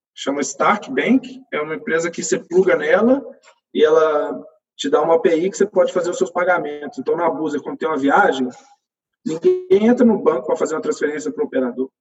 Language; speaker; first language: Portuguese; native; Portuguese